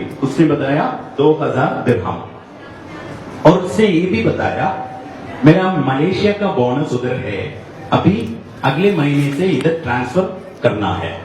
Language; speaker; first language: Hindi; non-native, learner; Nepali